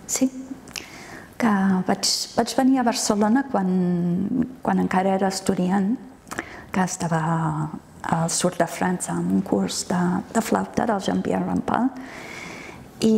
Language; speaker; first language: Catalan; non-native, fluent; English